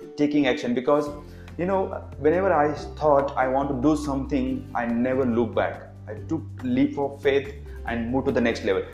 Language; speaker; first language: English; non-native, local second language; Marathi